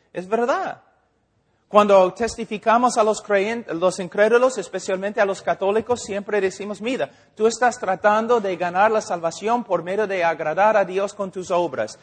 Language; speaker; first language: Spanish; non-native, fluent; English